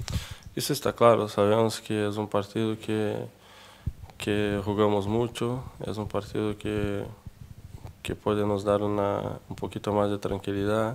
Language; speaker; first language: Spanish; non-native, fluent; Portuguese